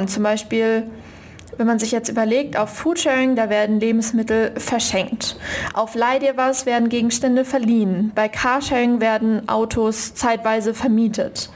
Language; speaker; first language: German; native; German